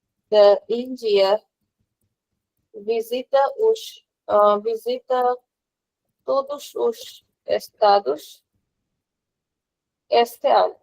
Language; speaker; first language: Portuguese; non-native, fluent; Hindi